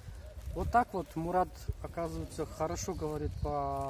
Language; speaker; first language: Russian; non-native, local second language; Kyrgyz